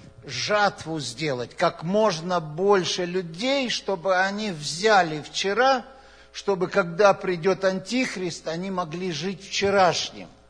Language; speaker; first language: Russian; native; Russian